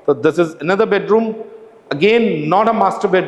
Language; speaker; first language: English; non-native, local second language; Hindi